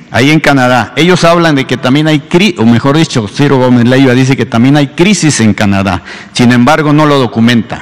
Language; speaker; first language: Spanish; native; Spanish